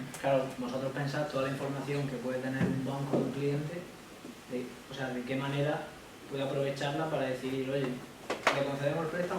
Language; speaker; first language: Spanish; native; Spanish